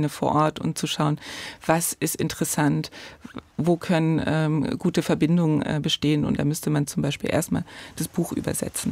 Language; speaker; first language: German; native; German